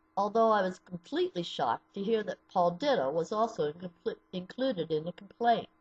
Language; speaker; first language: English; native; English